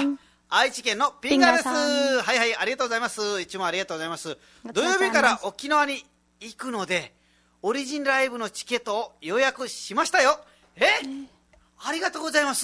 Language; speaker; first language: Japanese; non-native, fluent; Nepali